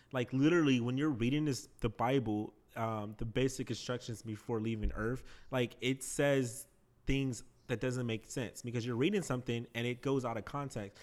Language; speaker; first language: English; native; English